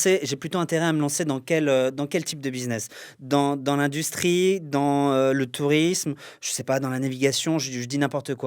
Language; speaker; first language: French; native; French